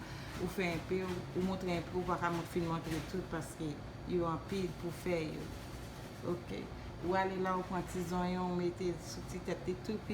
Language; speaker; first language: French; non-native, local second language; Haitian Creole